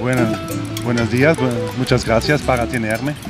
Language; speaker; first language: Spanish; non-native, learner; German